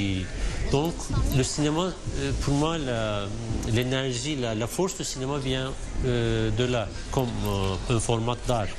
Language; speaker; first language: French; non-native, fluent; Turkish